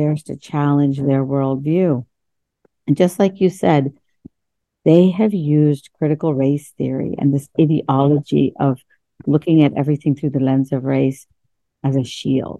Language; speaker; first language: English; early bilingual, other home language; Urdu